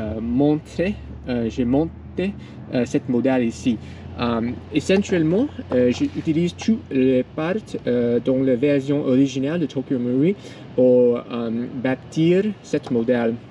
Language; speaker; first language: French; non-native, learner; English